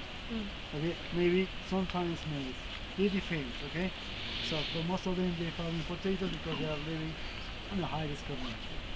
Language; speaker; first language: English; non-native, learner; Spanish